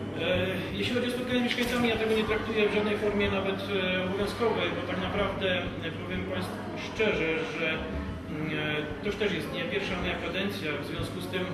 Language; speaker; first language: Polish; native; Polish